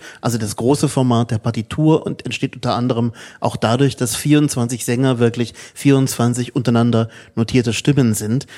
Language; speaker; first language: German; native; German